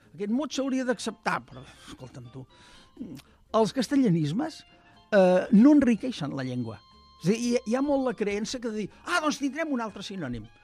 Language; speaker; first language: Catalan; native; Catalan